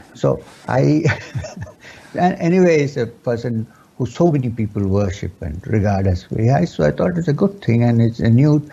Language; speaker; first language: English; non-native, local second language; Urdu